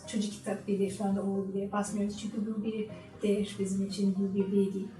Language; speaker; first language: Turkish; non-native, learner; English